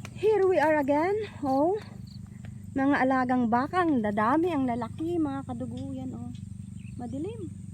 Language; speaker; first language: Filipino; native; Filipino